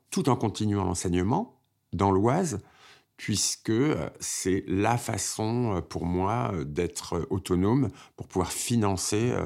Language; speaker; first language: French; native; French